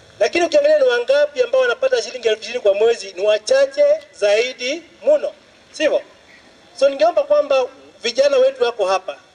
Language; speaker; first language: Swahili; non-native, local second language; Luo (Kenya and Tanzania)